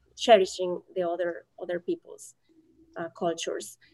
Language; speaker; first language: English; non-native, fluent; Spanish